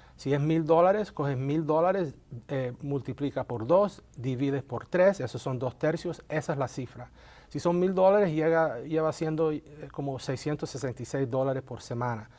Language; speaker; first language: Spanish; native; Spanish